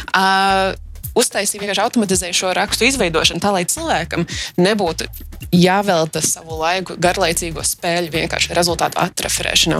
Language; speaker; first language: Latvian; early bilingual, heritage; Latvian